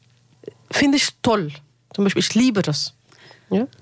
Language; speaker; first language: German; non-native, learner; Arabic